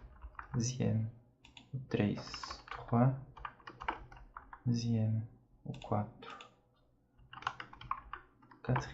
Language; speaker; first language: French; non-native, fluent; Portuguese